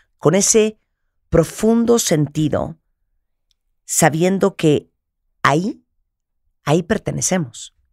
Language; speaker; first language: Spanish; native; Spanish